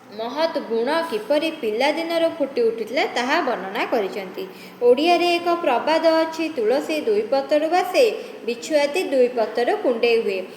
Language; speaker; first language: Odia; native; Odia